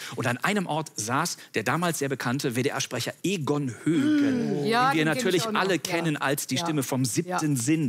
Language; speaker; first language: German; native; German